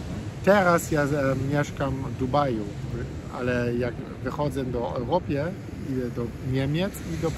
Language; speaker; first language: Polish; early bilingual, heritage; German